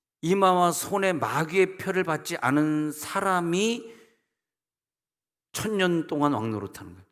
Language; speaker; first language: Korean; native; Korean